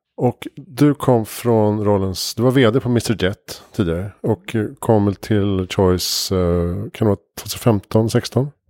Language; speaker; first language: Swedish; native; Swedish